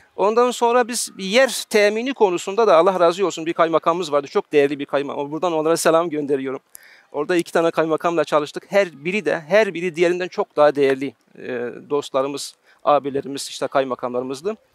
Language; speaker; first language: Turkish; native; Turkish